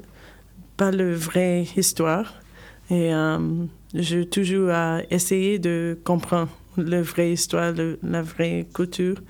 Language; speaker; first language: French; non-native, learner; English